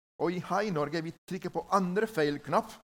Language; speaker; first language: Norwegian; non-native, learner; Spanish